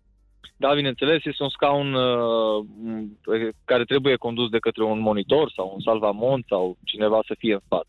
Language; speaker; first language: Romanian; native; Romanian